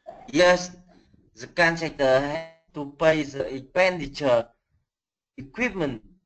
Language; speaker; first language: English; non-native, learner; Vietnamese